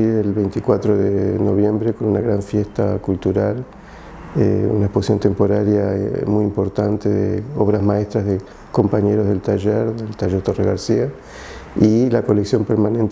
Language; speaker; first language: Spanish; native; Spanish